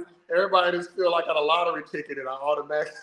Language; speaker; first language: English; native; English